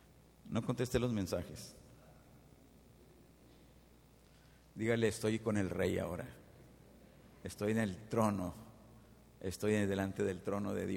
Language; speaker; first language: Spanish; native; Spanish